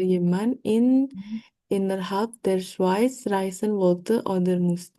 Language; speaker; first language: German; non-native, learner; Indonesian